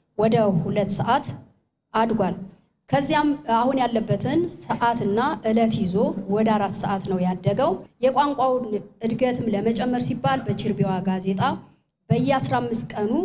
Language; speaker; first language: Amharic; non-native, local second language; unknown